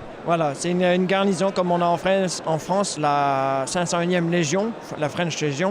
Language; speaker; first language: French; native; French